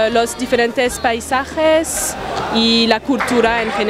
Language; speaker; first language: Spanish; non-native, fluent; French